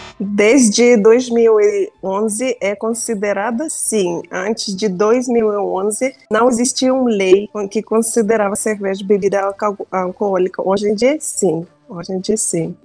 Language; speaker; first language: Portuguese; non-native, fluent; Russian